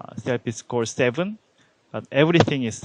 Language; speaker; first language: English; non-native, learner; Korean